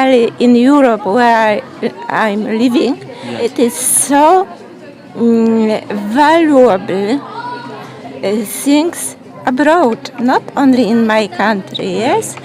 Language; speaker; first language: English; non-native, learner; Polish